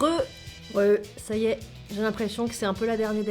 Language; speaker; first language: French; native; French